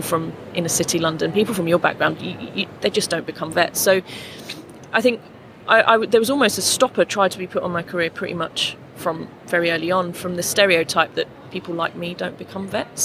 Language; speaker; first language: English; native; English